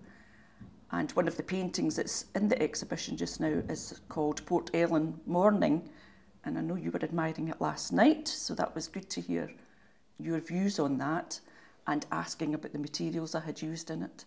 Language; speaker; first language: English; native; English